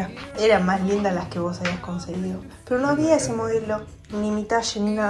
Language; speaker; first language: Spanish; native; Spanish